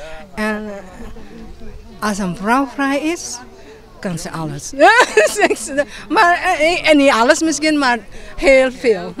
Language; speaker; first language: Dutch; non-native, fluent; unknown